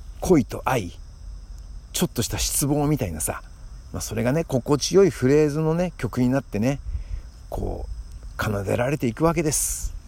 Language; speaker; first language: Japanese; native; Japanese